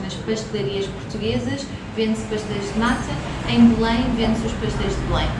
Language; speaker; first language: Portuguese; native; Portuguese